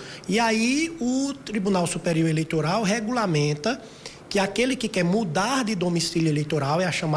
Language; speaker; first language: Portuguese; native; Portuguese